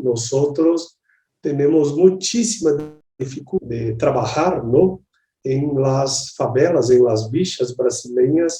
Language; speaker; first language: Spanish; non-native, learner; Portuguese